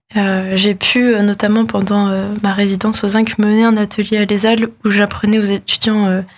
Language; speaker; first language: French; native; French